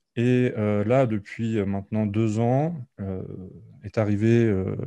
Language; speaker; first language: French; native; French